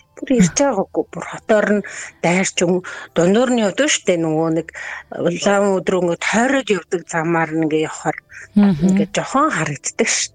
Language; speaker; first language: Mongolian; native; Mongolian